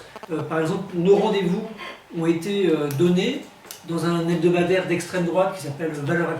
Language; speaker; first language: French; native; French